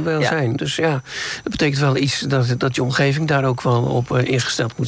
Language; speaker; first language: Dutch; native; Dutch